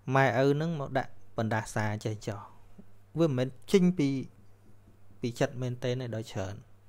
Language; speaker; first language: Khmer; native; Khmer